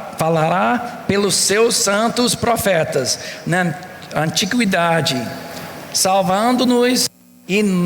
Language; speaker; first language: Portuguese; non-native, fluent; English